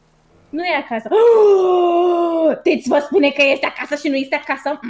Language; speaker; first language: Romanian; native; Romanian